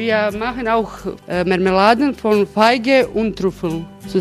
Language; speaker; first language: German; non-native, fluent; Croatian